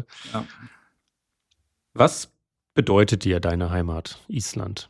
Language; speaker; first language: German; native; German